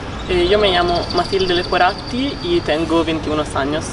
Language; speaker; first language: Spanish; non-native, learner; Italian